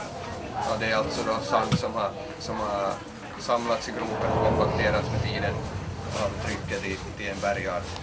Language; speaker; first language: Swedish; native; Swedish